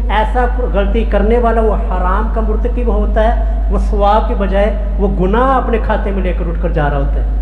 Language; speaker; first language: Urdu; non-native, local second language; Punjabi